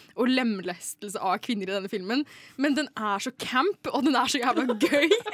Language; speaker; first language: Norwegian; native; Norwegian